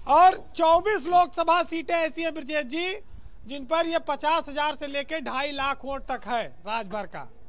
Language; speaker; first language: Hindi; native; Hindi